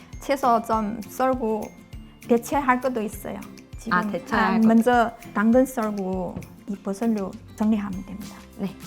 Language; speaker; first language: Korean; non-native, learner; Chinese